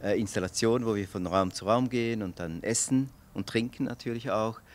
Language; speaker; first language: German; native; German